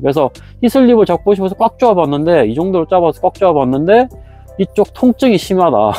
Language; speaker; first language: Korean; native; Korean